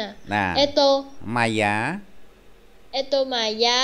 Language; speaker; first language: Russian; non-native, learner; Vietnamese